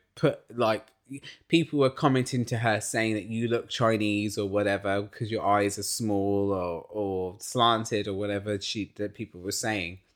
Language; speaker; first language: English; native; English